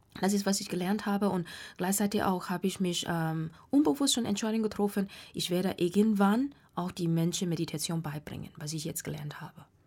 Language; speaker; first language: German; non-native, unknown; Burmese